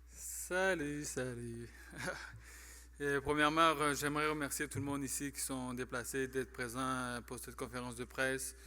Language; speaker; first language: French; native; French